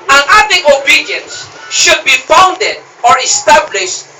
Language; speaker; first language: English; non-native, local second language; Cebuano